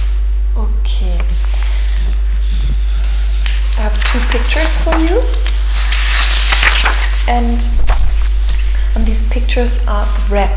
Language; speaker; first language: English; non-native, fluent; German